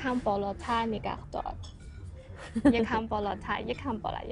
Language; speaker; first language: Persian; non-native, fluent; Chinese